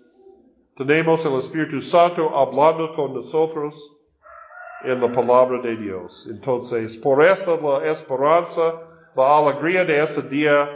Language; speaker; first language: Spanish; non-native, learner; English